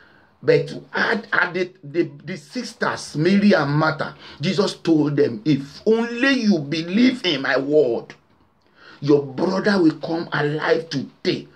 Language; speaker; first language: English; non-native, local second language; Yoruba